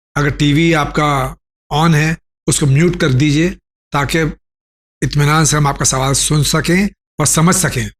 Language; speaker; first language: Urdu; native; Urdu